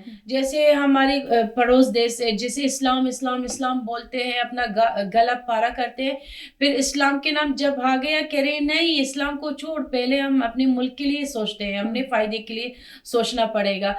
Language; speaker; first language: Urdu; non-native, fluent; Persian